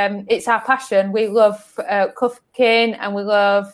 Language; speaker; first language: English; native; English